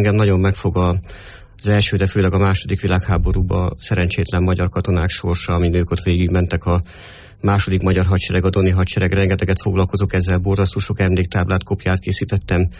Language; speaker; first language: Hungarian; native; Hungarian